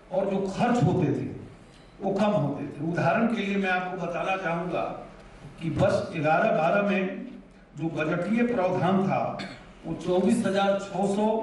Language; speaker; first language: Hindi; native; Hindi